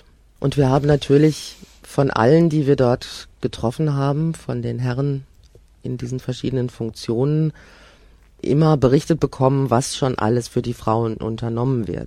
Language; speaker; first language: German; native; German